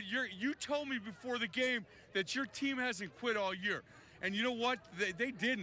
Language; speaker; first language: English; native; English